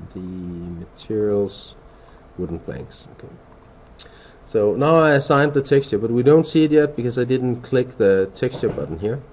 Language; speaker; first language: English; non-native, fluent; Danish